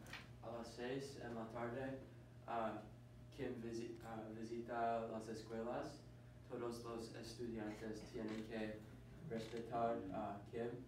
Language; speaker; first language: Spanish; non-native, learner; English